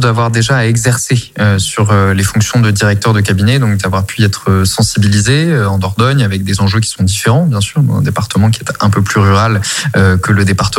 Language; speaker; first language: French; native; French